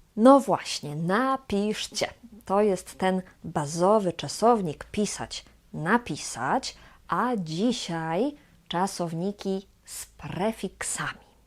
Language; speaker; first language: Polish; native; Polish